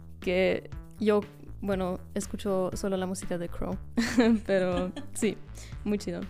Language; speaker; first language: Spanish; non-native, fluent; German